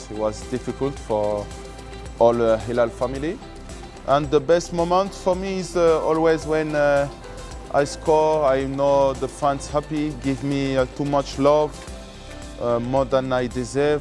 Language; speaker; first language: English; non-native, learner; French